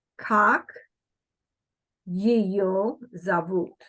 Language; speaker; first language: Russian; non-native, fluent; English